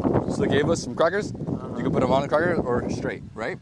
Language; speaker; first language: English; early bilingual, other home language; Spanish